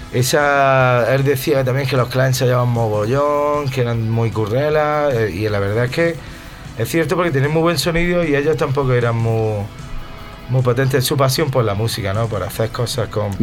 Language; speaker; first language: Spanish; native; Spanish